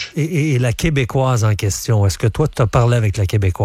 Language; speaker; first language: French; native; French